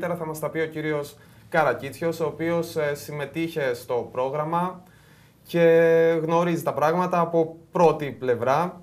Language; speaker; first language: Greek; native; Greek